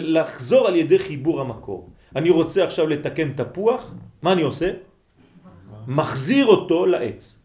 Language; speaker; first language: Hebrew; non-native, fluent; French